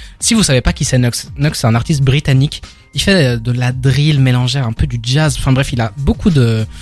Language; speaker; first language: French; native; French